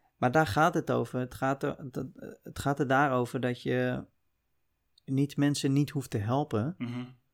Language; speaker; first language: Dutch; native; Dutch